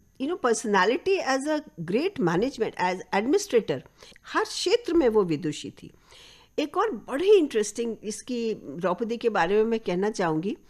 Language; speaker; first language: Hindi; native; Hindi